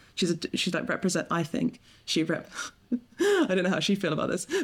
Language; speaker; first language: English; native; English